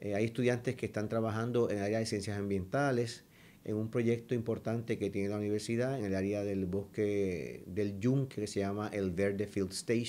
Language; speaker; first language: Spanish; native; Spanish